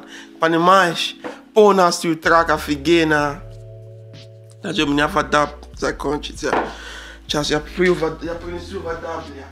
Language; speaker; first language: Russian; non-native, learner; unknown